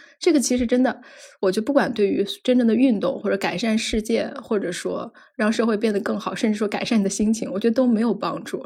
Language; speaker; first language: Chinese; native; Chinese